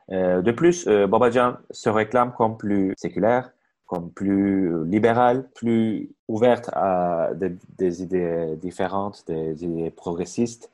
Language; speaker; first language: French; non-native, fluent; Turkish